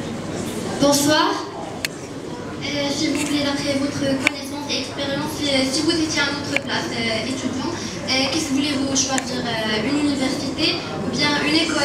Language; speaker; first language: French; non-native, local second language; Arabic